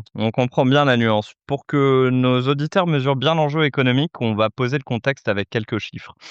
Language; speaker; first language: French; native; French